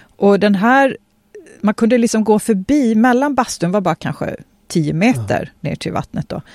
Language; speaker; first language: Swedish; early bilingual, other home language; Polish